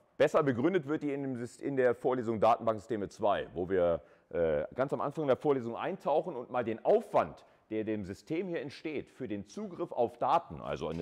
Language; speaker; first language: German; native; German